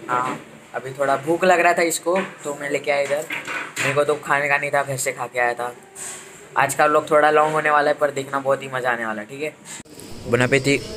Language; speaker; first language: Hindi; non-native, local second language; Gujarati